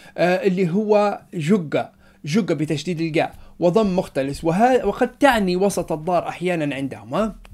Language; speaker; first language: Arabic; non-native, local second language; Berber languages